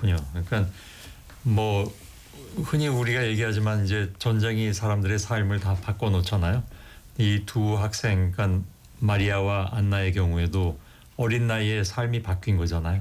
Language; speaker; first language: Korean; native; Korean